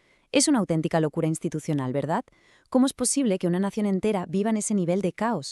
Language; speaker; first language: Spanish; native; Spanish